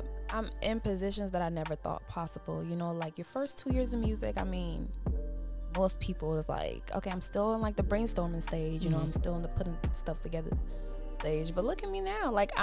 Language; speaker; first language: English; non-native, local second language; Akan